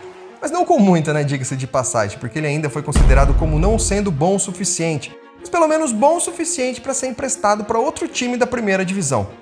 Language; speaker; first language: Portuguese; native; Portuguese